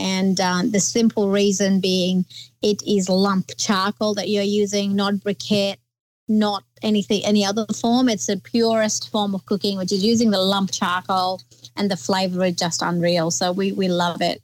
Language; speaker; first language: English; non-native, local second language; Nepali